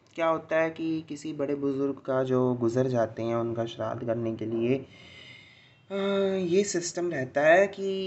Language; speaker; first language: Hindi; non-native, local second language; Sindhi